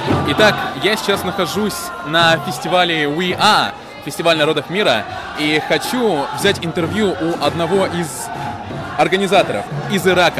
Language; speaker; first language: Russian; native; Russian